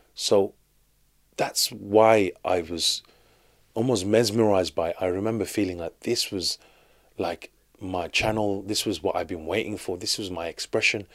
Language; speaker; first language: English; native; English